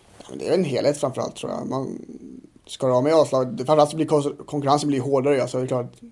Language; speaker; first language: Swedish; native; Swedish